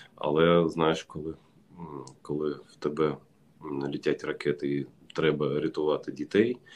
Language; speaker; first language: Ukrainian; non-native, local second language; Russian